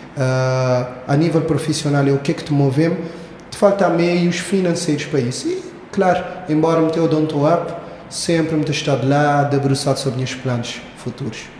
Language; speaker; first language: Portuguese; non-native, local second language; Kabuverdianu